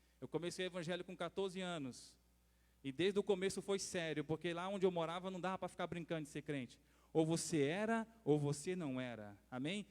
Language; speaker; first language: Portuguese; native; Portuguese